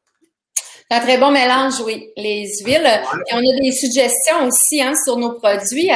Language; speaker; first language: French; native; French